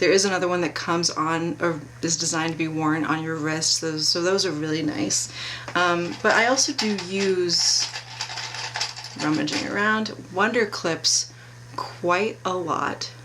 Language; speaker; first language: English; native; English